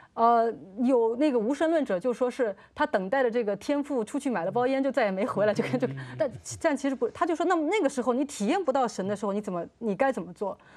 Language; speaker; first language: Chinese; native; Chinese